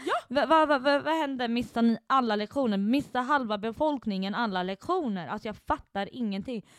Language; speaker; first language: Swedish; early bilingual, other home language; Kurdish